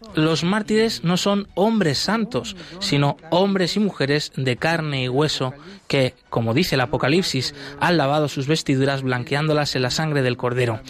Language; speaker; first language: Spanish; native; Spanish